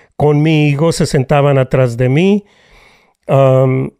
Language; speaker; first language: Spanish; early bilingual, heritage; Spanish